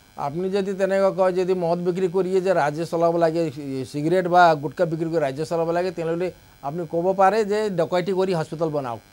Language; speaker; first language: Assamese; non-native, local second language; Nepali